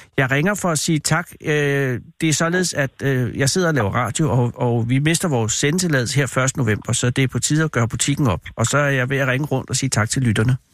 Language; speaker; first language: Danish; native; Danish